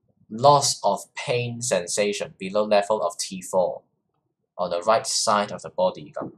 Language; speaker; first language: English; non-native, local second language; Cantonese